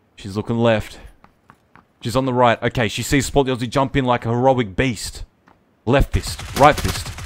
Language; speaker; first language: English; native; English